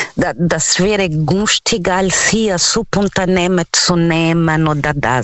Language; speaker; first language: German; non-native, learner; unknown